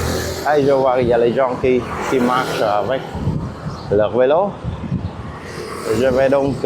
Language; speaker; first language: French; non-native, fluent; Vietnamese